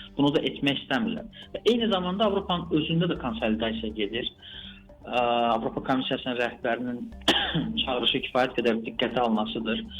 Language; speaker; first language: Azerbaijani; native; Azerbaijani